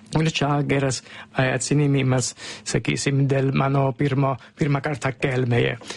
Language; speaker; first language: Lithuanian; non-native, learner; Italian